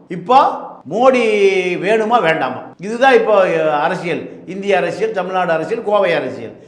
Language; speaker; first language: Tamil; native; Tamil